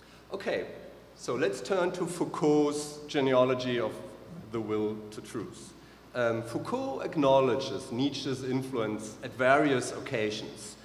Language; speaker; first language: English; non-native, fluent; German